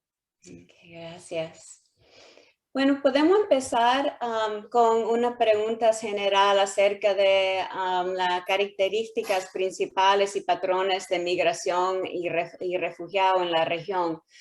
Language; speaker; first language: Spanish; early bilingual, heritage; Spanish